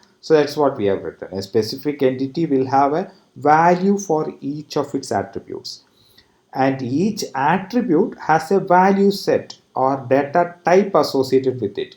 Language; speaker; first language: English; non-native, local second language; Malayalam